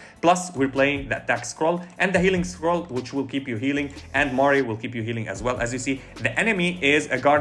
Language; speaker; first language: English; non-native, fluent; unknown